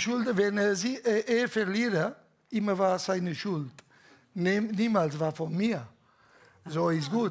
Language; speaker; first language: German; non-native, learner; Catalan